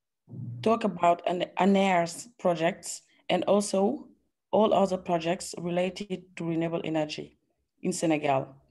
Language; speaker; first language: English; non-native, learner; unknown